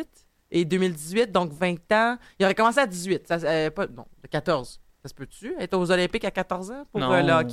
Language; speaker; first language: French; native; French